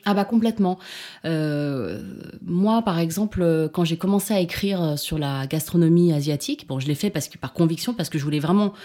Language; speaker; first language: French; early bilingual, other home language; Chinese